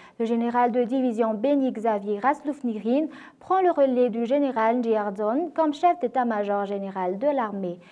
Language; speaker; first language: French; non-native, local second language; Malagasy